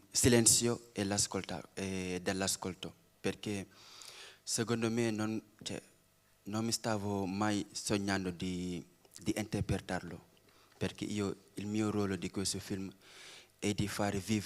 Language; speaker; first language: Italian; non-native, learner; Wolof